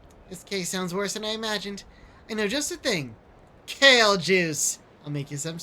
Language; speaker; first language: English; native; English